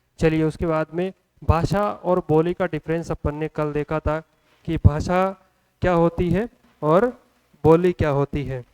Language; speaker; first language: Hindi; native; Hindi